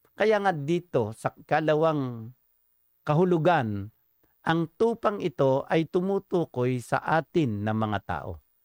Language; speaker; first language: Filipino; native; Filipino